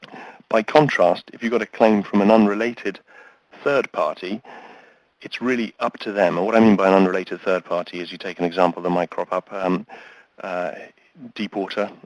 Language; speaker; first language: English; native; English